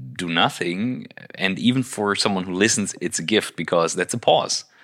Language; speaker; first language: English; non-native, fluent; German